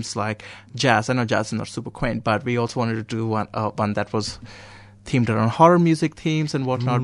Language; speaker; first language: English; non-native, local second language; Konkani